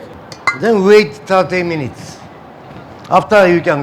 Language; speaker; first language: English; non-native, learner; Japanese